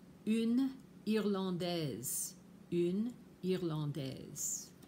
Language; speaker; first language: French; non-native, fluent; English